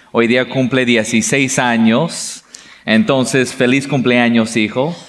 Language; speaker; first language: Spanish; non-native, fluent; English